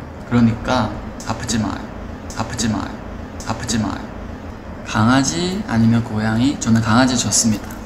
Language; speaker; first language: Korean; non-native, fluent; Chinese